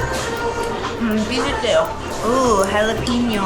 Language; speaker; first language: Korean; non-native, learner; English